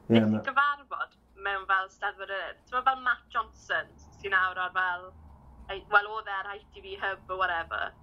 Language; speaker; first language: Welsh; native; Welsh